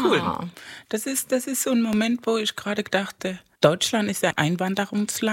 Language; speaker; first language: German; non-native, fluent; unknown